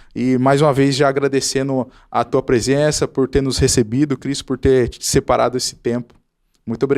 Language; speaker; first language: Portuguese; native; Portuguese